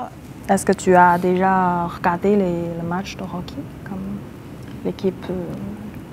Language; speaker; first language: French; non-native, fluent; Chinese